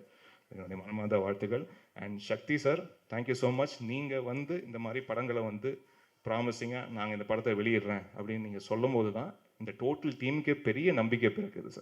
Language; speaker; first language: Tamil; native; Tamil